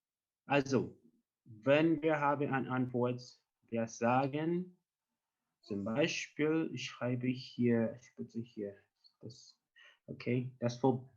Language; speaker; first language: German; non-native, learner; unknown